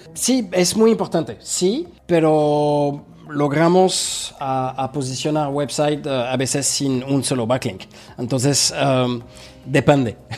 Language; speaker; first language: Spanish; non-native, fluent; French